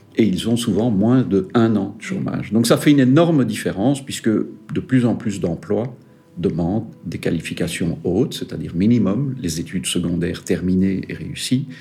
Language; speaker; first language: French; native; French